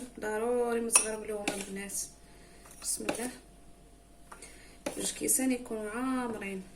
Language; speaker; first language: Arabic; native; Arabic